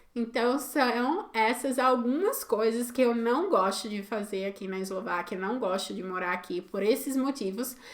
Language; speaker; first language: Portuguese; native; Portuguese